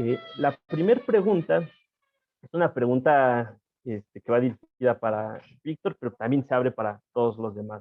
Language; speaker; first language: Spanish; native; Spanish